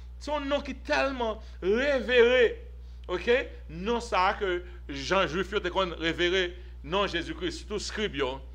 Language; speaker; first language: French; native; French